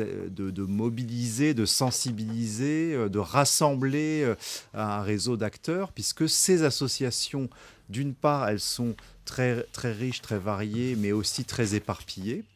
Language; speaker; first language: French; native; French